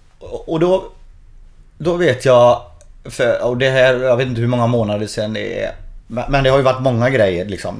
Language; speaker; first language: Swedish; native; Swedish